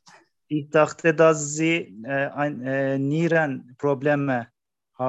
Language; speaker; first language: German; non-native, learner; Turkish